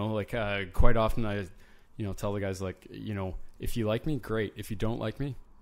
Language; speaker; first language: English; native; English